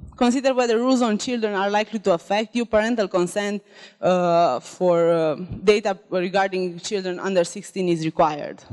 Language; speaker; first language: English; non-native, fluent; Romanian